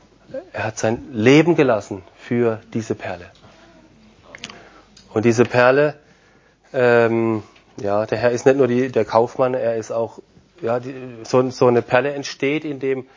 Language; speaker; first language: German; non-native, fluent; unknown